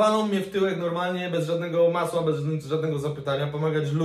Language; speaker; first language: Polish; native; Polish